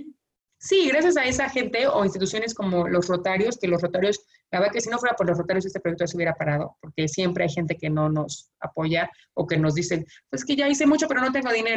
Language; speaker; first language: Spanish; native; Spanish